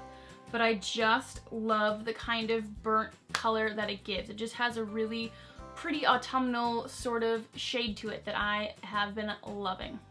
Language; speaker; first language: English; native; English